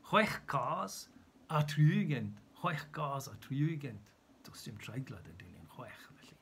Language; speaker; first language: Welsh; native; Welsh